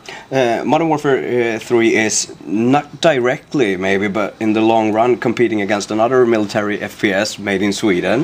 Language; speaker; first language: English; non-native, fluent; Swedish